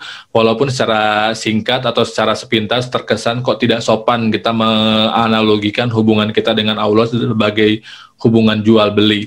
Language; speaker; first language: Indonesian; native; Indonesian